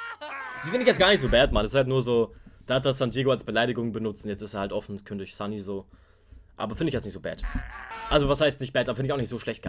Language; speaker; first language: German; native; German